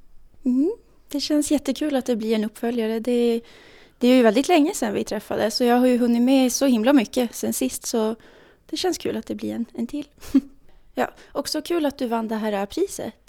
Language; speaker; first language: Swedish; native; Swedish